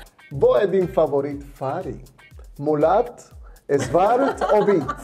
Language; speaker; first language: Swedish; non-native, learner; Spanish